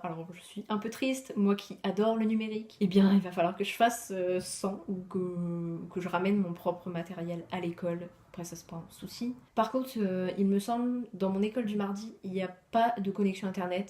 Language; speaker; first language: French; native; French